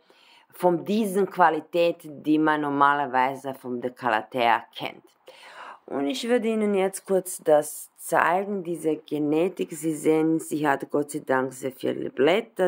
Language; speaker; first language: German; non-native, fluent; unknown